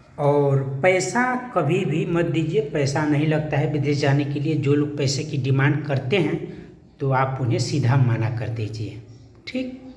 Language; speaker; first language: Hindi; native; Hindi